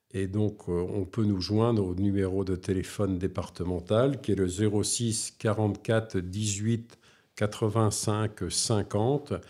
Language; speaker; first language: French; native; French